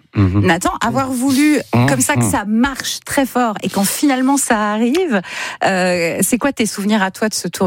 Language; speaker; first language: French; native; French